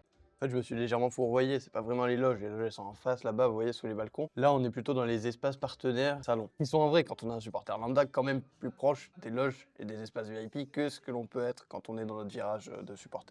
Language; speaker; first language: French; native; French